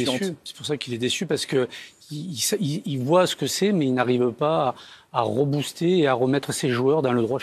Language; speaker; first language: French; native; French